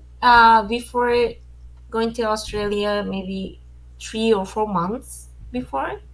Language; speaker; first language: English; non-native, learner; Japanese